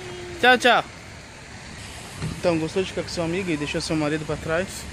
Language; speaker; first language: Portuguese; native; Portuguese